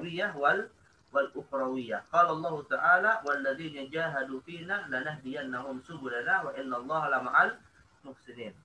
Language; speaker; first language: Arabic; non-native, fluent; Indonesian